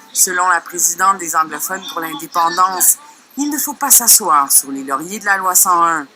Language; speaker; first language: French; native; French